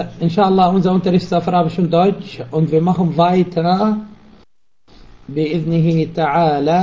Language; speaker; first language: German; non-native, fluent; Arabic